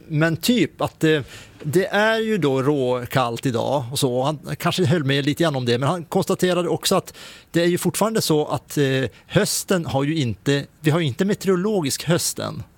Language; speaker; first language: Swedish; native; Swedish